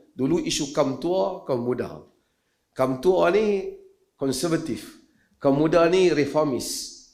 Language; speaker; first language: Malay; native; Malay